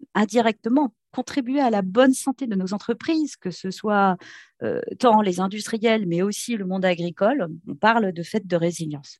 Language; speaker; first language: French; native; French